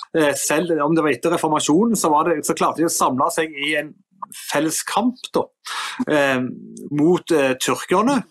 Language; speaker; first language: Norwegian; native; Norwegian